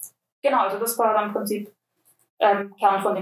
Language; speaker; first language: German; native; German